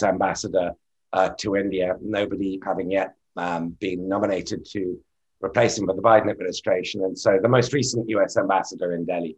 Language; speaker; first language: English; native; English